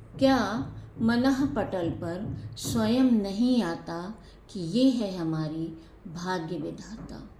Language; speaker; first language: Hindi; native; Hindi